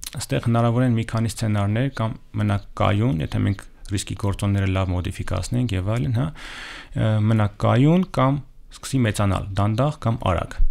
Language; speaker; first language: Armenian; native; Armenian